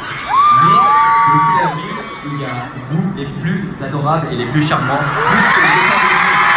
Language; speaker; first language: French; native; French